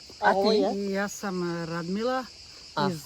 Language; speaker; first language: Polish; non-native, learner; Serbian